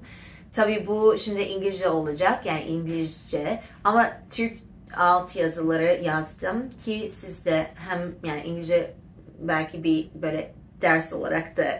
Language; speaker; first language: Turkish; non-native, fluent; English